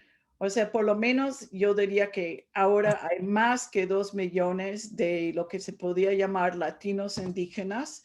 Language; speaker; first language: Spanish; non-native, fluent; English